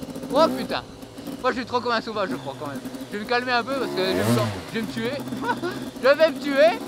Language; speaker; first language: French; native; French